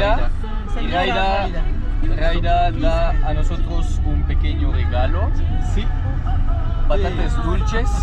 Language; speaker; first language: Spanish; non-native, learner; French